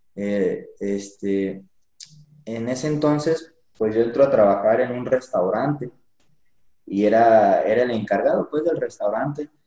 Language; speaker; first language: Spanish; native; Spanish